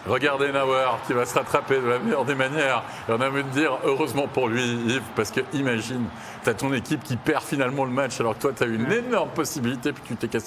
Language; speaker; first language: French; native; French